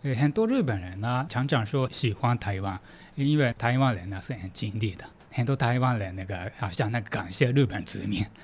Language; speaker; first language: Chinese; non-native, fluent; Japanese